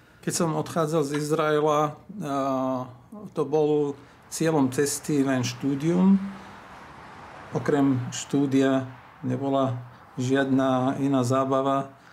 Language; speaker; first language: Slovak; non-native, fluent; Arabic